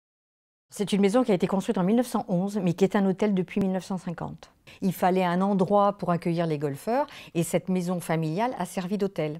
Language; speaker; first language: French; native; French